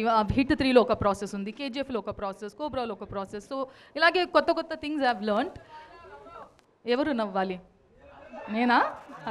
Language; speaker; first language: Telugu; non-native, fluent; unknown